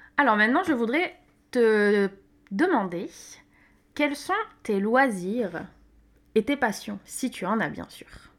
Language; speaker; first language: French; native; French